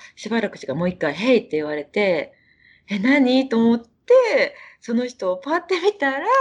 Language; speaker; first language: Japanese; native; Japanese